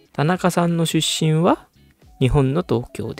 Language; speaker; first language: Japanese; non-native, fluent; Indonesian